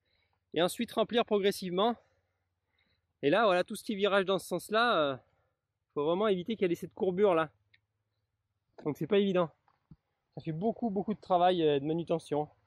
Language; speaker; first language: French; native; French